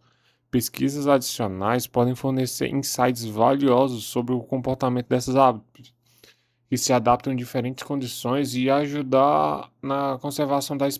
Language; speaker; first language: Portuguese; native; Portuguese